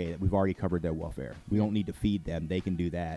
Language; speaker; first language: English; native; English